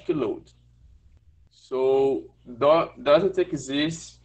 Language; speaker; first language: English; non-native, learner; Portuguese